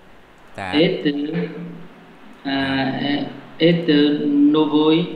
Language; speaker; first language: Russian; non-native, learner; Vietnamese